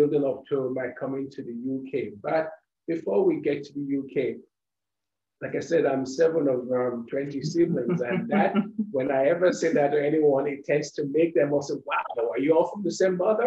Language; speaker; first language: English; non-native, local second language; Yoruba